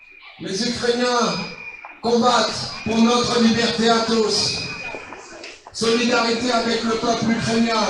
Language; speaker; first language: French; non-native, fluent; Ukrainian